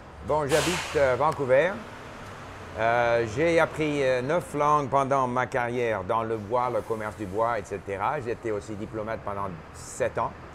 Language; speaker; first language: French; non-native, local second language; English